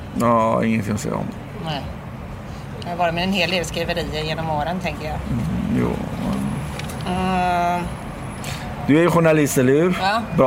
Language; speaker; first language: Swedish; early bilingual, other home language; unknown